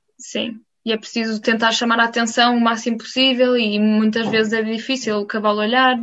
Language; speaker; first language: Portuguese; early bilingual, heritage; Portuguese